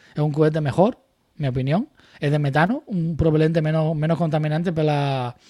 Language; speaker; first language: Spanish; native; Spanish